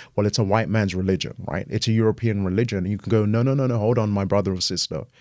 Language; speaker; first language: English; native; English